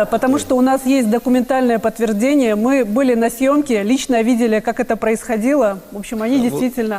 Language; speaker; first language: Russian; native; Russian